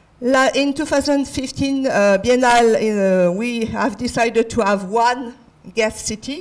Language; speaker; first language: English; non-native, fluent; French